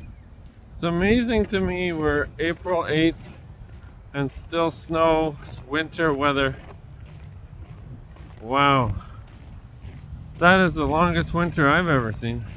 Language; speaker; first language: English; native; English